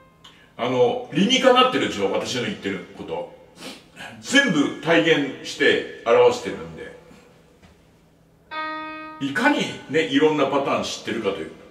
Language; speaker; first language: Japanese; native; Japanese